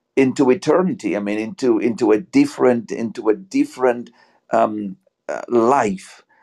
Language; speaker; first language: English; non-native, fluent; Spanish